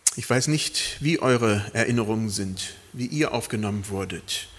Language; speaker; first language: German; early bilingual, other home language; Spanish